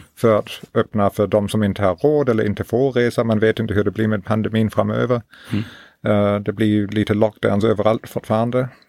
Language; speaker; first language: Swedish; non-native, fluent; English